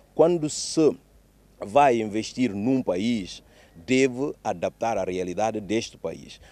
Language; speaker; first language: Portuguese; non-native, local second language; Upper Guinea Crioulo